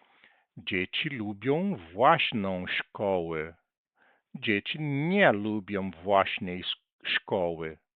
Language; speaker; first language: Polish; non-native, learner; Portuguese